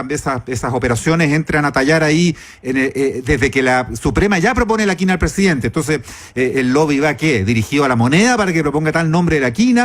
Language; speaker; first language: Spanish; native; Spanish